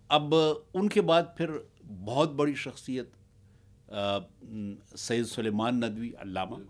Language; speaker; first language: Urdu; non-native, local second language; Pashto